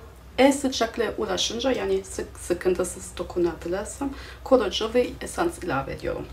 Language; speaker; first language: Turkish; non-native, fluent; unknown